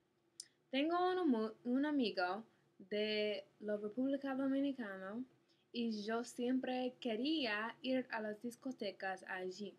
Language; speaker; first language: Spanish; non-native, learner; English